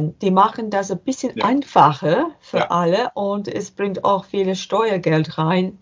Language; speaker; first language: German; non-native, learner; English